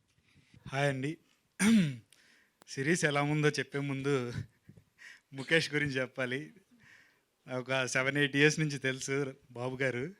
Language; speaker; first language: Telugu; native; Telugu